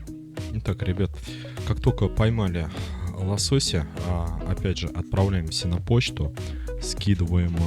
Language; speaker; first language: Russian; native; Russian